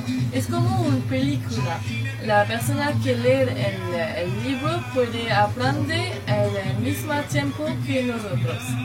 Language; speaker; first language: Spanish; non-native, learner; French